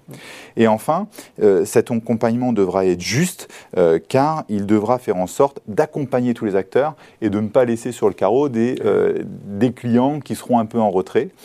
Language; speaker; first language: French; native; French